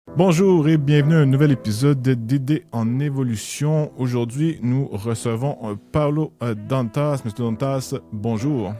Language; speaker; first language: French; native; French